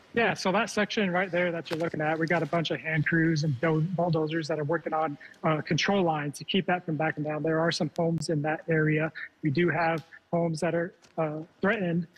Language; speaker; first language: English; native; English